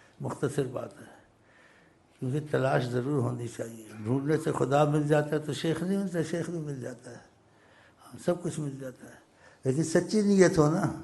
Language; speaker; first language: Urdu; non-native, local second language; Saraiki